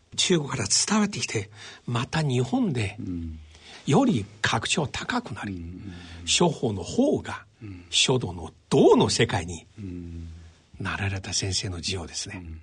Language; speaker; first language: Japanese; non-native, fluent; Chinese